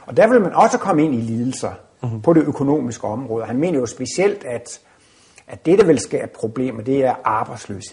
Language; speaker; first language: Danish; native; Danish